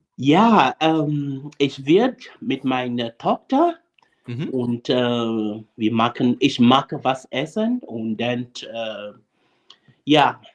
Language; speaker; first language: German; non-native, fluent; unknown